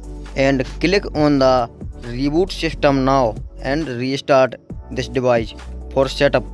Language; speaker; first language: English; non-native, local second language; Hindi